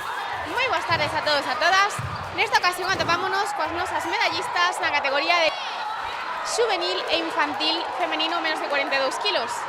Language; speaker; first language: Galician; native; Galician